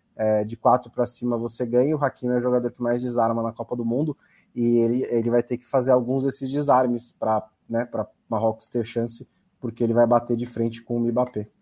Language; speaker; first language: Portuguese; native; Portuguese